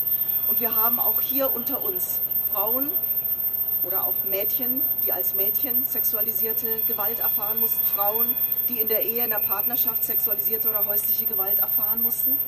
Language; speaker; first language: German; native; German